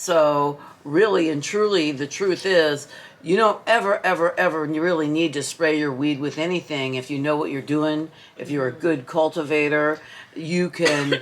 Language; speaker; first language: English; native; English